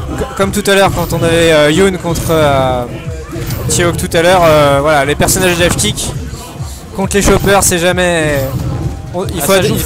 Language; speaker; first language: French; native; French